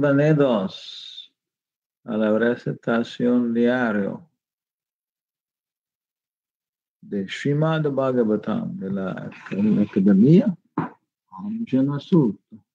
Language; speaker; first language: Spanish; non-native, fluent; English